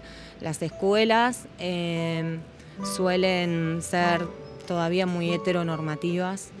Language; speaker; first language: Spanish; native; Spanish